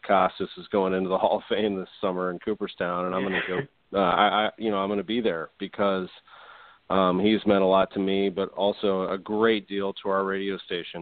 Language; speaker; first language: English; native; English